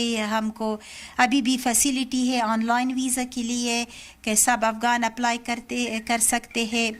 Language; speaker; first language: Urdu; non-native, learner; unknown